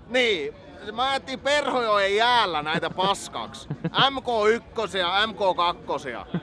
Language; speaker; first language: Finnish; native; Finnish